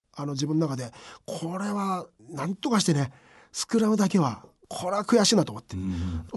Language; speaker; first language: Japanese; native; Japanese